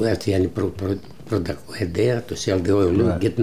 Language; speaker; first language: English; non-native, learner; Greek